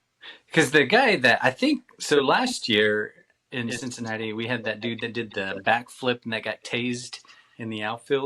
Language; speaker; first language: English; native; English